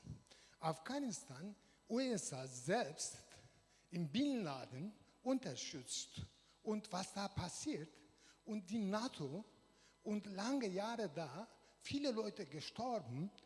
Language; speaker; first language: German; non-native, learner; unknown